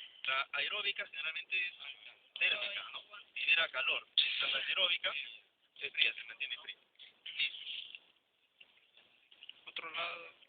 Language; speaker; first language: Spanish; native; Spanish